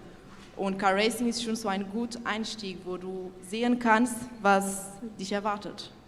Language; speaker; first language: German; non-native, local second language; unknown